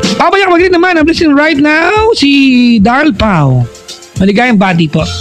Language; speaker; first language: Filipino; native; Filipino